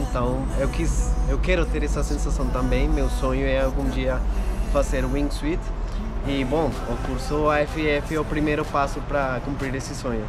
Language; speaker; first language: Portuguese; non-native, fluent; Spanish